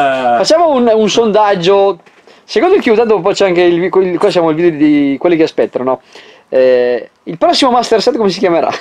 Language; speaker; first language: Italian; native; Italian